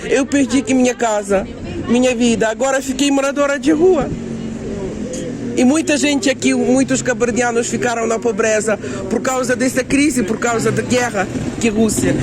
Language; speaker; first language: Portuguese; non-native, learner; Ukrainian